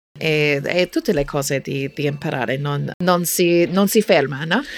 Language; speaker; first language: Italian; non-native, fluent; English